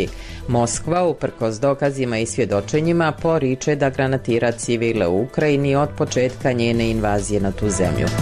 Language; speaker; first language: Croatian; native; Croatian